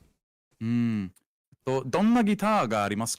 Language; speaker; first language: Japanese; non-native, learner; English